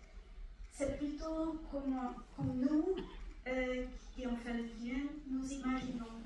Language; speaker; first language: French; non-native, fluent; Hungarian